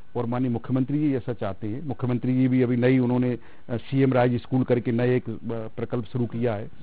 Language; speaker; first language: Hindi; native; Hindi